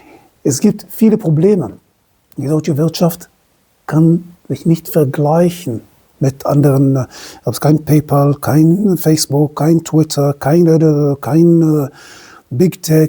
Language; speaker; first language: German; non-native, fluent; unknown